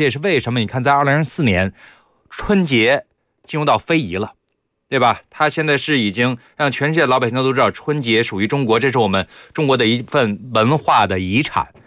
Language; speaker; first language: Chinese; native; Chinese